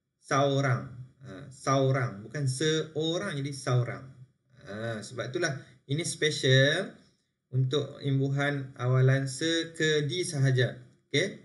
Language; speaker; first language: Malay; native; Malay